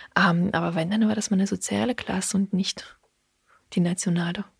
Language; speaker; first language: German; early bilingual, other home language; Russian